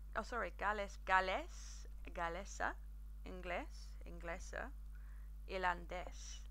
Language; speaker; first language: Spanish; non-native, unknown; English